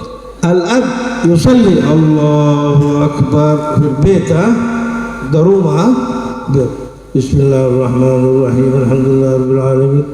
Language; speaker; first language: Arabic; native; Arabic